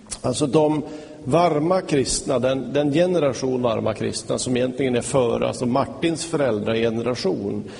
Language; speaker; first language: Swedish; native; Swedish